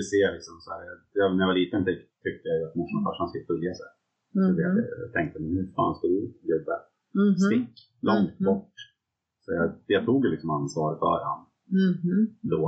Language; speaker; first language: Swedish; native; Swedish